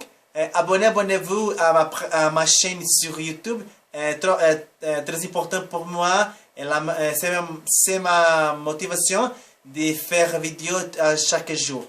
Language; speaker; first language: French; non-native, learner; Portuguese